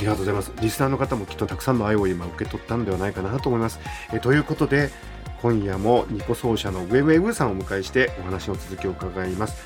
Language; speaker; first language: Japanese; native; Japanese